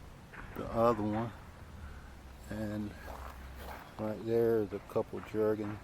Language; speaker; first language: English; native; English